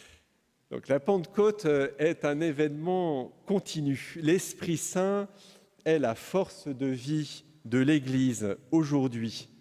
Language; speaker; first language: French; native; French